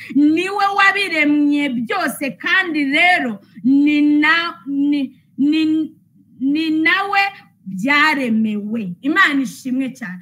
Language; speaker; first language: Kinyarwanda; early bilingual, heritage; Kinyarwanda